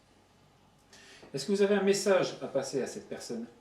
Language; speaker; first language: French; native; French